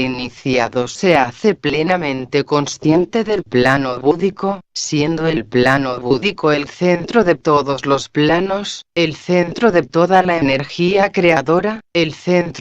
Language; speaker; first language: Spanish; native; Spanish